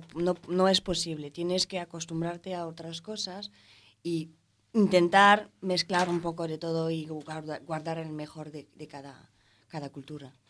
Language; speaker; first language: Spanish; non-native, fluent; French